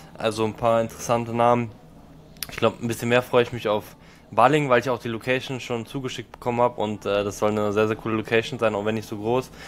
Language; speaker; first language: German; native; German